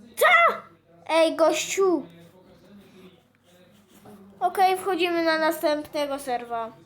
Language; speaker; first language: Polish; native; Polish